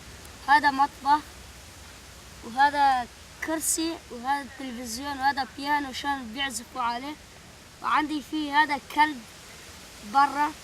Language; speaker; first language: Arabic; native; Arabic